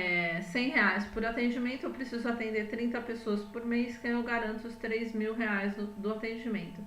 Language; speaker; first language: Portuguese; native; Portuguese